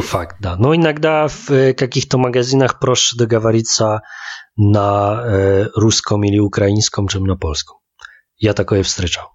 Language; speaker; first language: Polish; non-native, learner; Russian